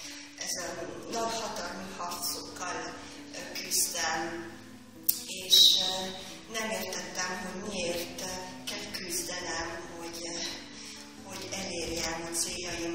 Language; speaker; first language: Hungarian; non-native, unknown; French